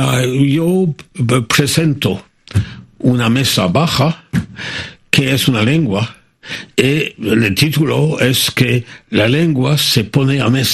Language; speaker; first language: Spanish; non-native, fluent; French